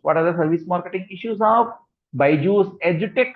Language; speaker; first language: English; non-native, local second language; Tamil